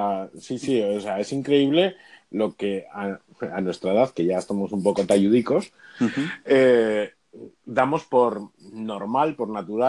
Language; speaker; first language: Spanish; native; Spanish